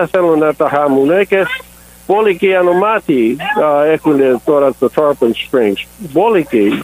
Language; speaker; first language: Greek; early bilingual, heritage; English